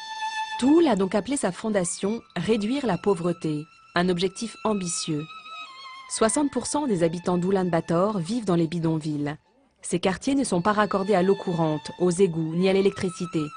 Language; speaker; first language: French; native; French